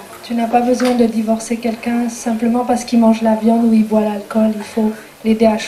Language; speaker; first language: French; native; French